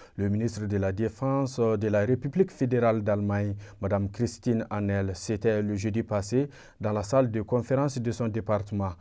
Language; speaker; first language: French; non-native, local second language; Bambara